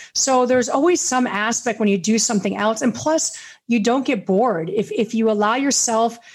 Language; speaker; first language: English; native; English